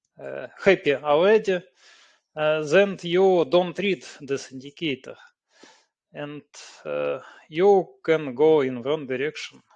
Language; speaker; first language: English; non-native, learner; Russian